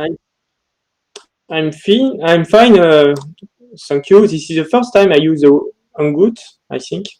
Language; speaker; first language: English; non-native, learner; French